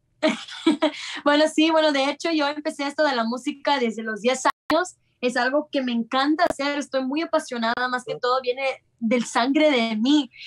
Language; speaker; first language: Spanish; early bilingual, heritage; Spanish